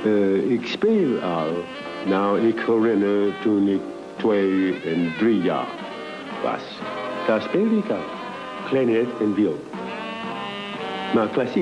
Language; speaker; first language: Dutch; non-native, fluent; English